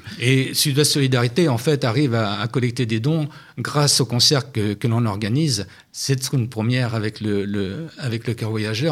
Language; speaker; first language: French; native; French